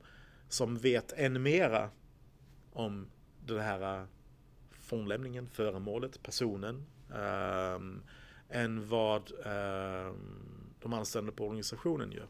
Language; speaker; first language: Swedish; native; Swedish